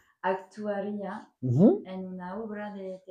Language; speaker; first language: Spanish; non-native, learner; French